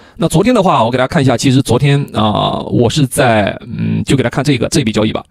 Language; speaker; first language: Chinese; native; Chinese